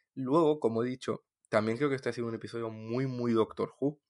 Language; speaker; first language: Spanish; non-native, fluent; French